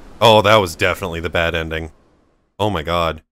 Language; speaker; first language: English; native; English